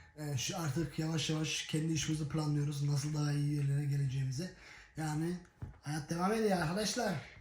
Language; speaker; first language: Turkish; early bilingual, heritage; Turkish